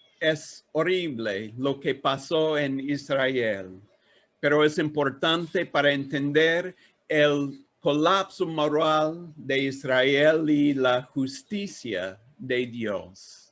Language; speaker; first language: Spanish; non-native, learner; English